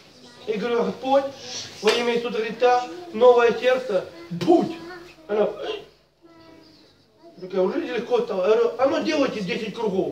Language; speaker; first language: Russian; native; Russian